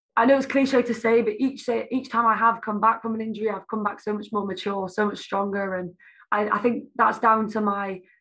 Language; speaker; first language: English; native; English